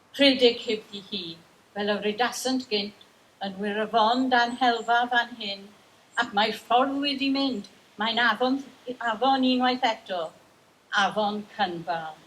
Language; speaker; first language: Welsh; non-native, learner; English